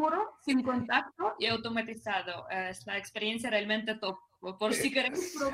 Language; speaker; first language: Spanish; non-native, fluent; Russian